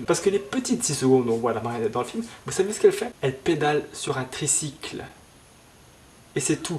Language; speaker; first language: French; native; French